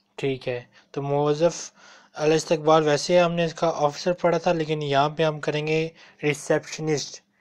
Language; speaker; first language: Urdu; non-native, local second language; Punjabi